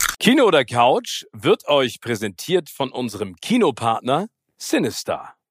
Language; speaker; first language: German; native; German